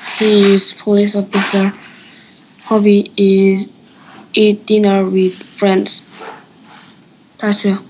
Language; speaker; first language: English; non-native, learner; Korean